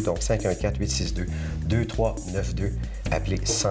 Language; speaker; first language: French; native; French